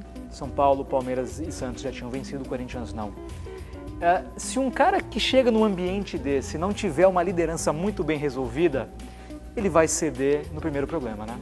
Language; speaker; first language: Portuguese; native; Portuguese